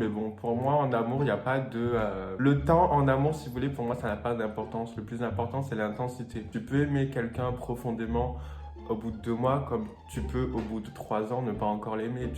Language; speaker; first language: French; native; French